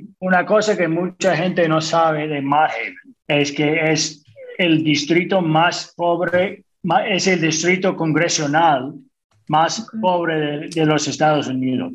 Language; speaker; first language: Spanish; non-native, fluent; English